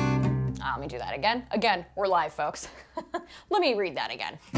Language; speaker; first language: English; native; English